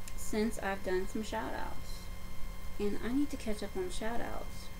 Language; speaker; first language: English; native; English